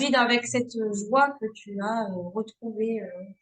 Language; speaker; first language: French; native; French